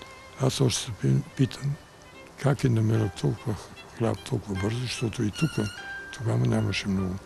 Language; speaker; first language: Bulgarian; early bilingual, heritage; Bulgarian